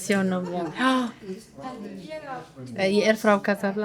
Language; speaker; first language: Icelandic; non-native, learner; Arabic